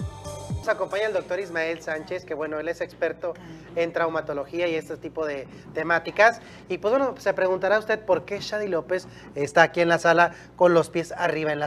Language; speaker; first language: Spanish; native; Spanish